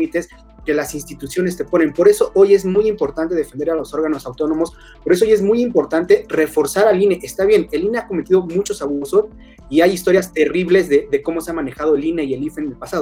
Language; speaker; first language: Spanish; native; Spanish